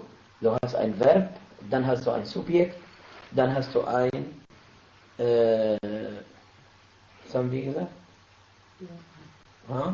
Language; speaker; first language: German; non-native, fluent; Arabic